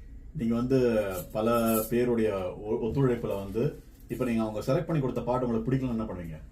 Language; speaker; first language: Tamil; native; Tamil